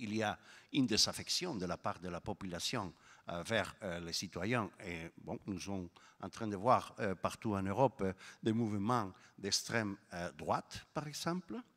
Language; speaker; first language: French; non-native, fluent; Spanish